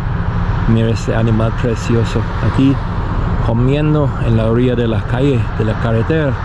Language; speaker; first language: Spanish; non-native, fluent; English